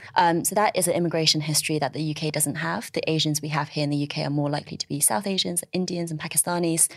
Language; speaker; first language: English; early bilingual, other home language; Chinese